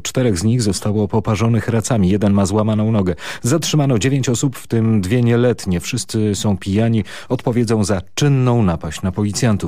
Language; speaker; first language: Polish; native; Polish